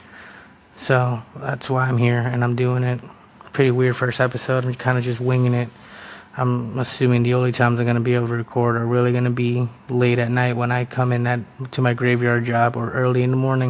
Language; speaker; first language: English; early bilingual, other home language; Spanish